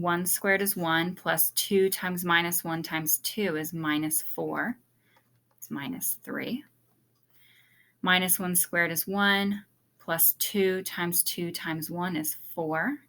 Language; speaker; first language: English; native; English